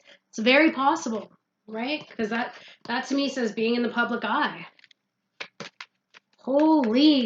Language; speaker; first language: English; native; English